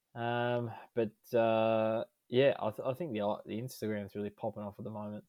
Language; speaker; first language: English; native; English